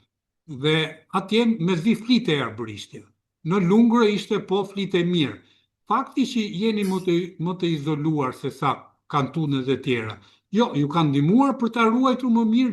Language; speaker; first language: Albanian; native; Albanian